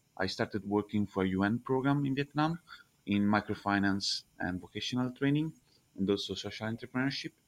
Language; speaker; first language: English; non-native, fluent; Italian